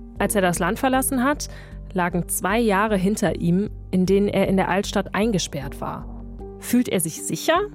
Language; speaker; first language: German; native; German